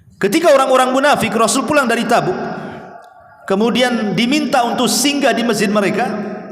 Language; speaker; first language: Malay; native; Malay